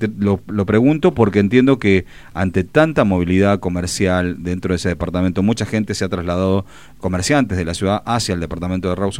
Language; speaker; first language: Spanish; native; Spanish